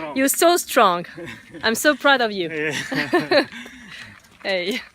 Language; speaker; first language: English; non-native, learner; French